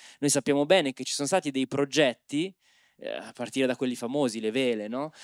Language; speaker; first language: Italian; native; Italian